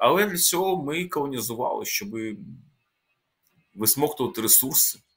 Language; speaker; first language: Ukrainian; native; Ukrainian